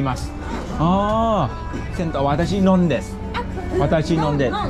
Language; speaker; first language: Japanese; non-native, learner; Thai